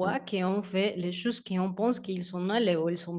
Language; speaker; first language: French; non-native, learner; Spanish